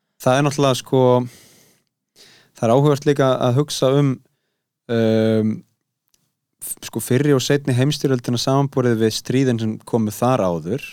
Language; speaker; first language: Icelandic; native; Icelandic